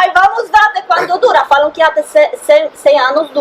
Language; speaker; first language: Portuguese; non-native, learner; Polish